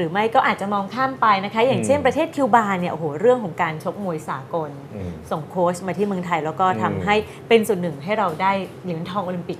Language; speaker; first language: Thai; native; Thai